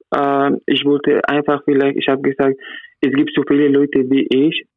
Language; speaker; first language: German; non-native, learner; Arabic